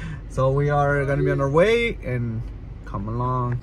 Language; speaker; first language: English; early bilingual, other home language; Spanish